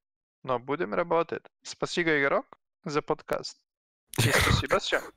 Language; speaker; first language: Russian; non-native, learner; Serbian